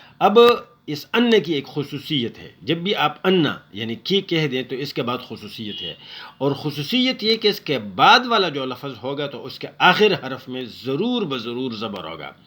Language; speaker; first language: Urdu; non-native, local second language; Pashto